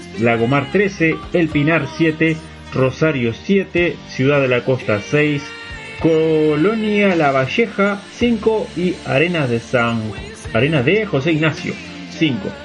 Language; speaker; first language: Spanish; native; Spanish